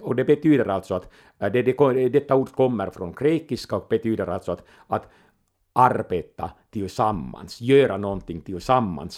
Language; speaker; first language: Swedish; non-native, local second language; Finnish